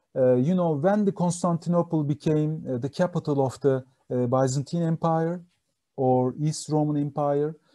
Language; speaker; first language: English; non-native, fluent; Turkish